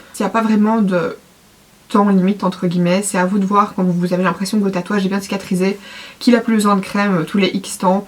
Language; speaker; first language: French; native; French